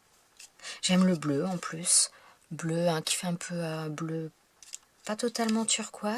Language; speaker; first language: French; native; French